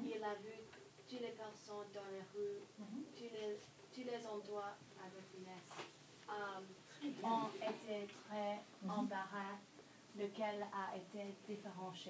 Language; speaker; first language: French; non-native, learner; English